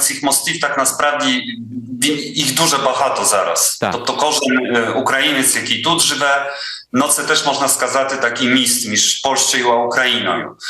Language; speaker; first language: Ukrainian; non-native, fluent; Polish